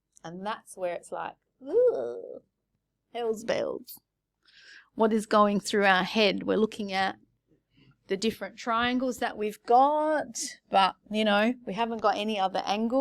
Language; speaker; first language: English; native; English